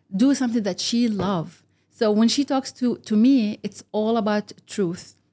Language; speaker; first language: English; early bilingual, other home language; Arabic